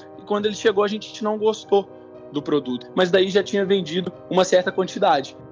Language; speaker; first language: Portuguese; native; Portuguese